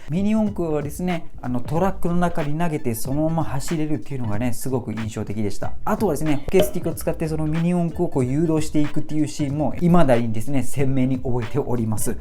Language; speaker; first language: Japanese; non-native, fluent; Malay